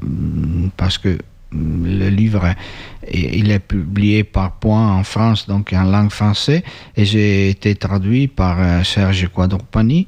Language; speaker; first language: French; non-native, fluent; Italian